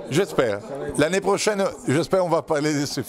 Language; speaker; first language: French; non-native, fluent; Italian